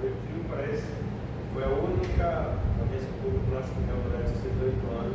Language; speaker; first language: Portuguese; native; Portuguese